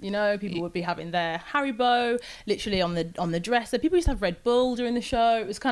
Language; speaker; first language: English; native; English